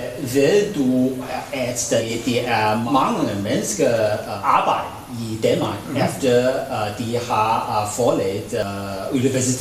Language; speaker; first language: Danish; non-native, learner; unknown